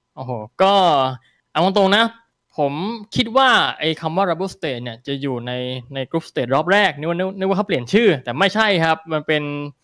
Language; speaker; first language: Thai; native; Thai